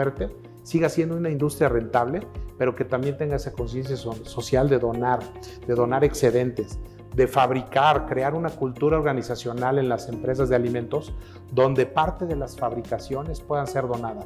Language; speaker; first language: Spanish; native; Spanish